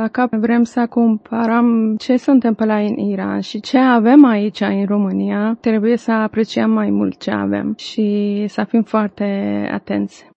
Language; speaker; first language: Romanian; non-native, learner; Persian